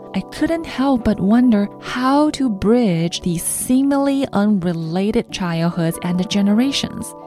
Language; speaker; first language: English; non-native, fluent; Chinese